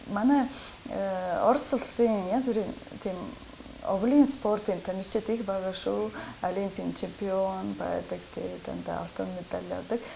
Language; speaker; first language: Mongolian; non-native, fluent; Russian